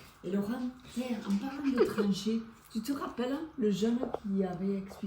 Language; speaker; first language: French; native; French